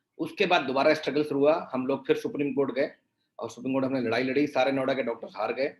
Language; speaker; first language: Hindi; native; Hindi